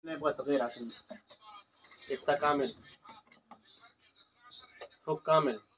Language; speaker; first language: Arabic; non-native, learner; Hindi